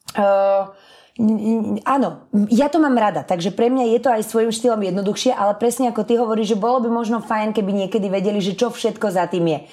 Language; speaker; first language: Slovak; early bilingual, other home language; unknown